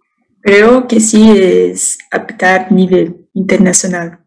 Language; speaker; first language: Spanish; non-native, learner; Portuguese